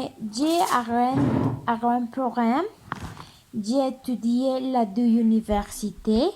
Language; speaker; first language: French; non-native, learner; Spanish